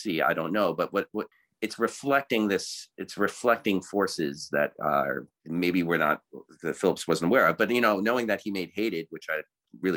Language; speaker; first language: English; native; English